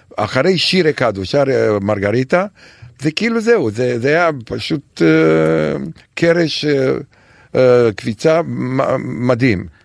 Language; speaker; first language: Hebrew; non-native, fluent; Romanian